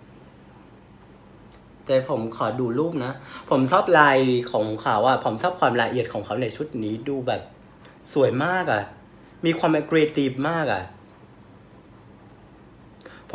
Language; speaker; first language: Thai; non-native, fluent; Vietnamese